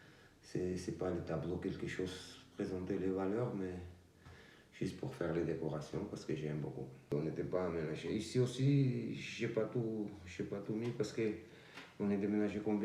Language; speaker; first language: French; non-native, fluent; Georgian